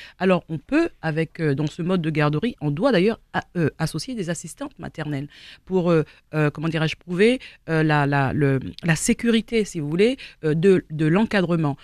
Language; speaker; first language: French; native; French